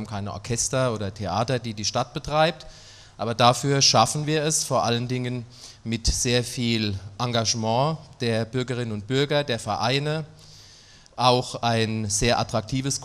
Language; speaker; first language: German; native; German